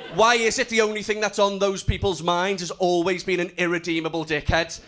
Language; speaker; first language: English; native; English